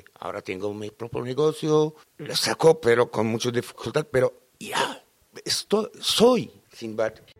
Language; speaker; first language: Spanish; non-native, fluent; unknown